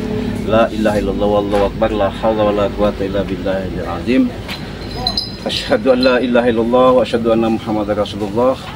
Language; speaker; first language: Indonesian; native; Indonesian